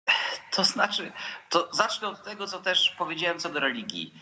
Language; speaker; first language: Polish; native; Polish